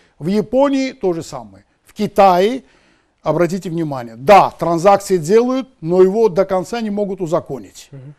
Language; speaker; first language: Russian; non-native, local second language; Azerbaijani